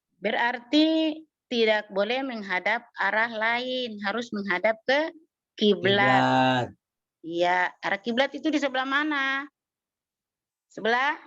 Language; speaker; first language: Indonesian; native; Indonesian